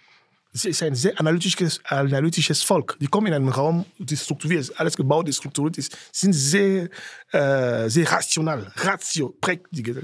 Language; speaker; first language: German; non-native, fluent; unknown